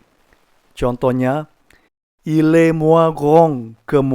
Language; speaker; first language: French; non-native, fluent; Indonesian